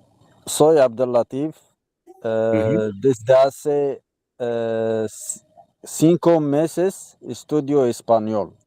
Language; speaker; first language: Spanish; non-native, learner; Arabic